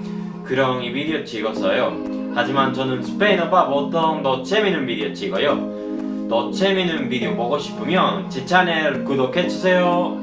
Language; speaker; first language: Korean; non-native, learner; Spanish